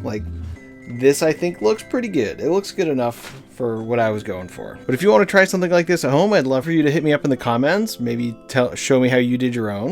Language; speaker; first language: English; native; English